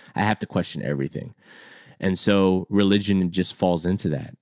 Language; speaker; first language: English; native; English